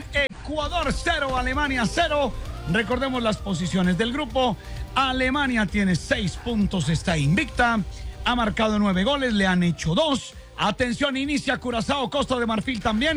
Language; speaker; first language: Spanish; native; Spanish